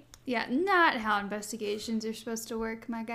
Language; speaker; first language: English; native; English